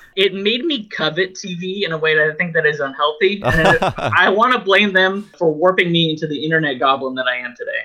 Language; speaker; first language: English; native; English